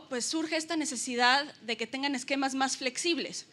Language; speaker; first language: Spanish; native; Spanish